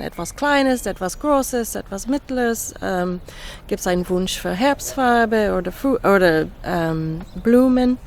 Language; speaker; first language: German; non-native, fluent; English